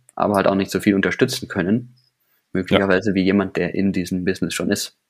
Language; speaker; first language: German; native; German